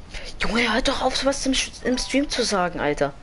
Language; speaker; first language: German; native; German